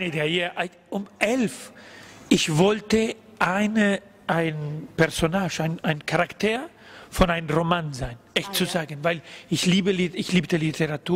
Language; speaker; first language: German; non-native, learner; Spanish